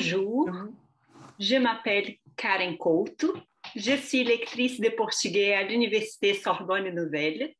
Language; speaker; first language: French; non-native, fluent; Portuguese